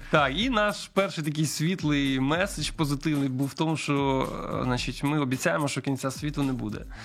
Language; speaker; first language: Ukrainian; non-native, local second language; Russian